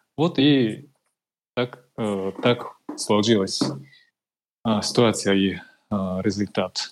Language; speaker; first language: Russian; non-native, fluent; Japanese